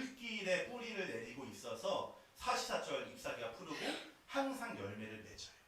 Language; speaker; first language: Korean; native; Korean